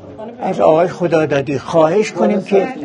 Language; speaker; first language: Persian; native; Persian